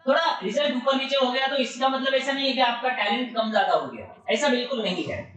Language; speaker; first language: Hindi; non-native, local second language; Marathi